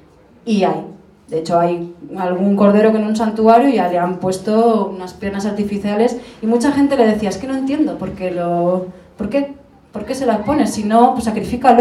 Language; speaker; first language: Spanish; native; Spanish